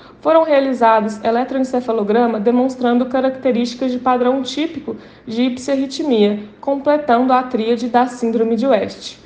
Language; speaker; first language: Portuguese; native; Portuguese